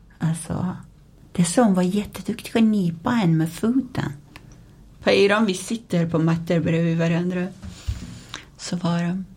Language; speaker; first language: Swedish; non-native, fluent; Persian